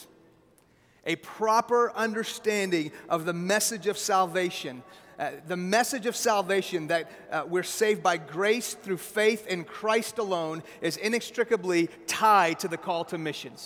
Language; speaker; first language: English; early bilingual, other home language; Persian